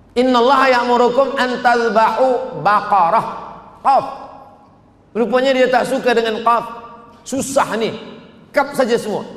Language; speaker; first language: Malay; native; Malay